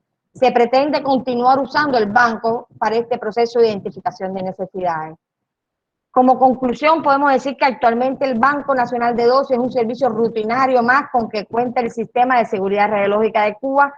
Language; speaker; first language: Spanish; native; Spanish